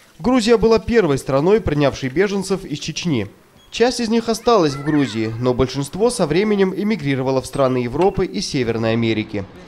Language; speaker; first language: Russian; non-native, fluent; Georgian